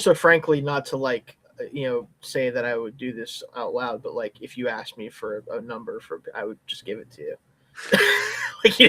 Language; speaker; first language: English; native; English